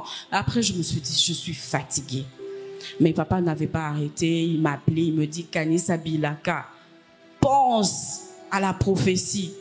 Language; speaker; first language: French; non-native, local second language; Lingala